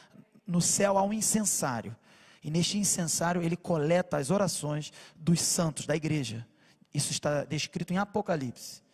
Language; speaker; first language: Portuguese; native; Portuguese